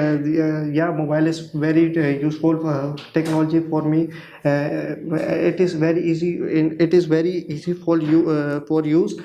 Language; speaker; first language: English; non-native, learner; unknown